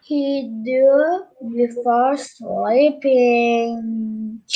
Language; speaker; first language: English; non-native, learner; Turkish